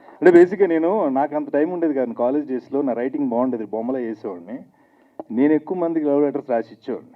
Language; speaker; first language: Telugu; native; Telugu